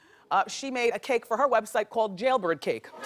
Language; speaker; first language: English; native; English